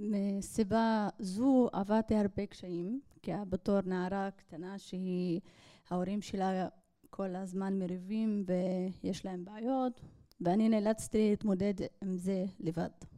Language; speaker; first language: Hebrew; non-native, local second language; Arabic